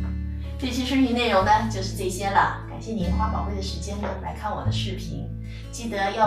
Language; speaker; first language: Chinese; native; Chinese